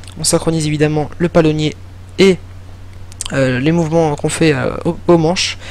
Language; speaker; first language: French; native; French